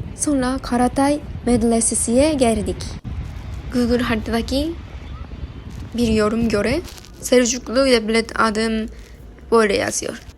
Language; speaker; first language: Turkish; non-native, learner; Japanese